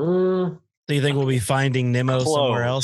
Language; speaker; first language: English; native; English